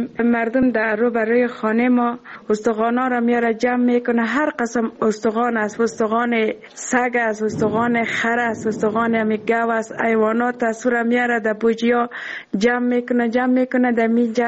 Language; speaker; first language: Persian; native; Persian